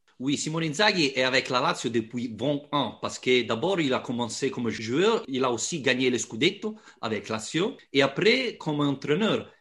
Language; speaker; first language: French; non-native, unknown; Italian